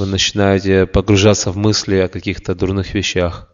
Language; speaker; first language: Russian; native; Russian